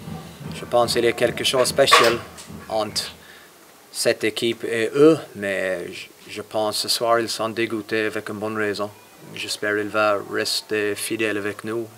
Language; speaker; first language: French; non-native, fluent; English